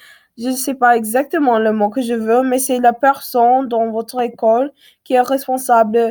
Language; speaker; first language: French; non-native, learner; English